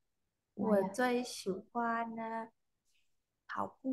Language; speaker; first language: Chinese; non-native, learner; Vietnamese